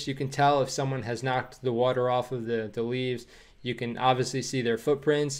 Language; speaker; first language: English; native; English